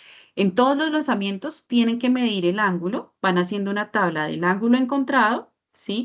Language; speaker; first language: Spanish; native; Spanish